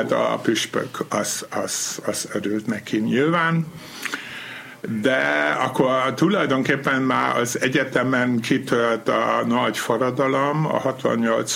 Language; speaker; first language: Hungarian; non-native, fluent; German